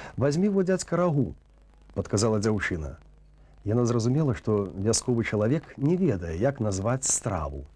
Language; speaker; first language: Belarusian; native; Belarusian